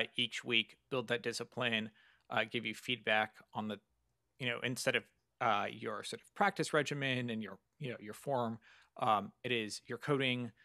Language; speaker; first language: English; native; English